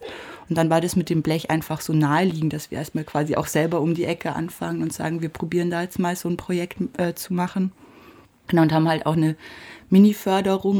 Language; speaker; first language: German; native; German